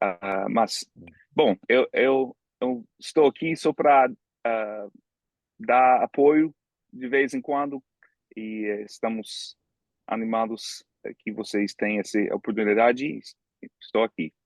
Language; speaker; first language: Portuguese; non-native, fluent; English